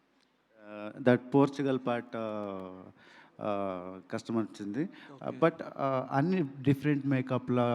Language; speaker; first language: Telugu; non-native, learner; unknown